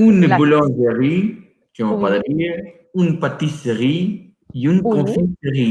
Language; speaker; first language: French; non-native, learner; Portuguese